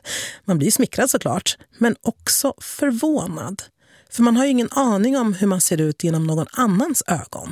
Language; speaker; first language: Swedish; native; Swedish